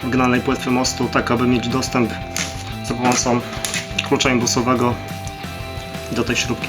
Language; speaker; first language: Polish; native; Polish